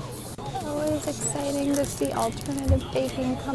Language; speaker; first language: English; native; English